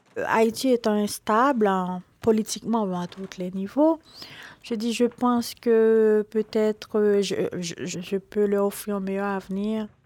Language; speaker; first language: French; non-native, local second language; Haitian Creole